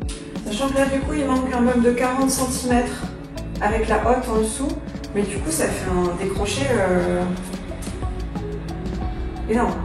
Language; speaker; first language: French; native; French